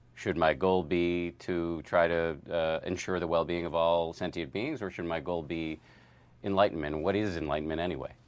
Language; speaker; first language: English; native; English